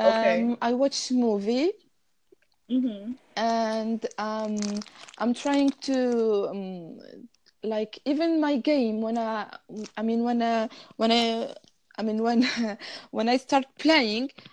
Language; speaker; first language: English; non-native, fluent; Arabic